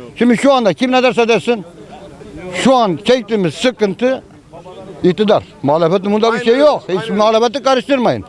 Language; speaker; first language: Turkish; non-native, local second language; Kurdish